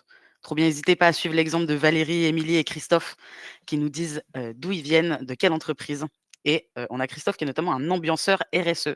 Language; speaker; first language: French; native; French